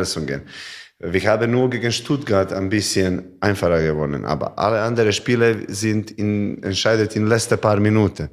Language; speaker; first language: German; non-native, learner; Serbian